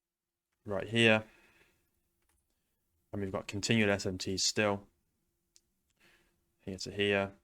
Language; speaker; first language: English; native; English